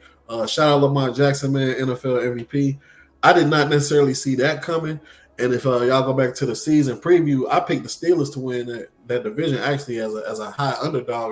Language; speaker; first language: English; native; English